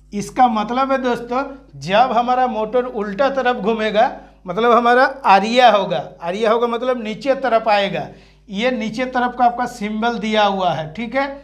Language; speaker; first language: Hindi; native; Hindi